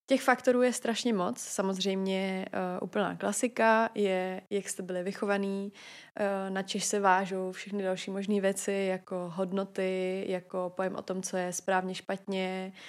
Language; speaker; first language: Czech; native; Czech